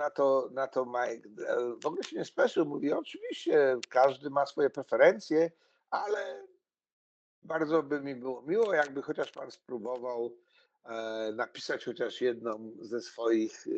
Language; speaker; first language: Polish; native; Polish